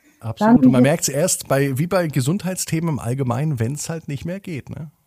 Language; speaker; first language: German; native; German